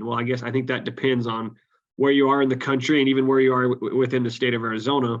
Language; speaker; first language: English; native; English